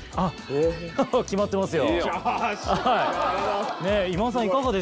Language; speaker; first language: Japanese; native; Japanese